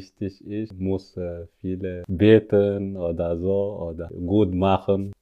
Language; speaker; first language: German; non-native, learner; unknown